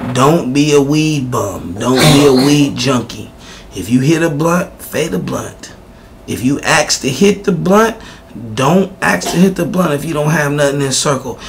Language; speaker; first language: English; native; English